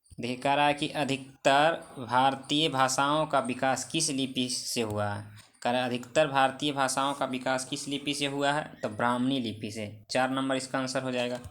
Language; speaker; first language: Hindi; native; Hindi